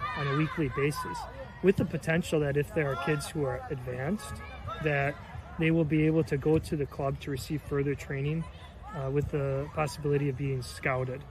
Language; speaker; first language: English; native; English